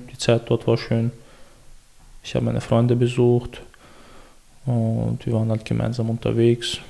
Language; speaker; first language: German; early bilingual, other home language; Chechen